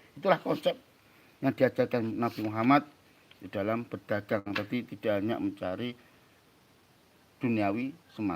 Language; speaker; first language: Indonesian; native; Indonesian